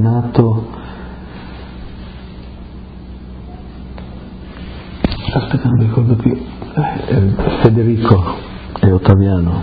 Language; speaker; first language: Italian; early bilingual, heritage; Friulian